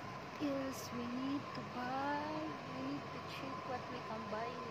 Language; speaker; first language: English; non-native, local second language; Filipino